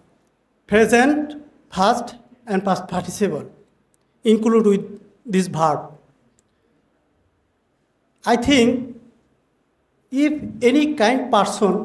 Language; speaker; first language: English; non-native, learner; Bangla